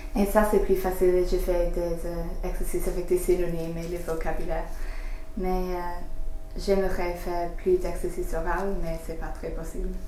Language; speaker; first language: French; non-native, learner; English